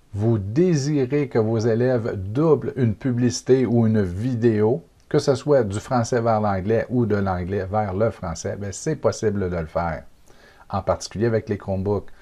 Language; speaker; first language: French; native; French